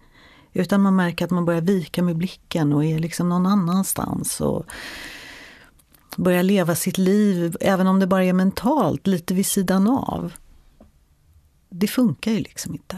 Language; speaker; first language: Swedish; native; Swedish